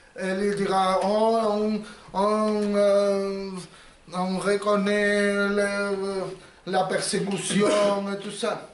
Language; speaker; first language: French; non-native, learner; Spanish